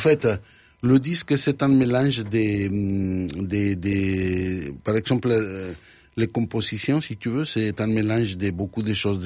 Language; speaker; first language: French; non-native, fluent; Spanish